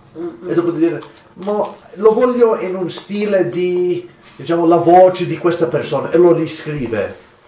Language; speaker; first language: Italian; non-native, fluent; English